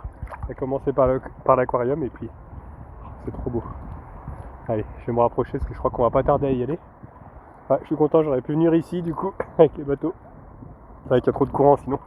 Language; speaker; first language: French; native; French